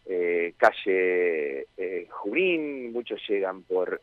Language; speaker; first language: Spanish; native; Spanish